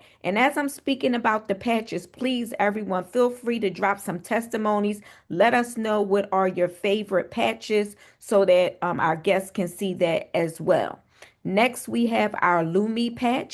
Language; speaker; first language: English; native; English